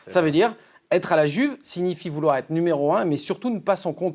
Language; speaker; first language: French; native; French